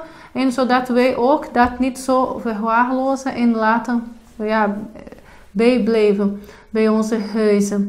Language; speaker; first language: Dutch; non-native, fluent; Portuguese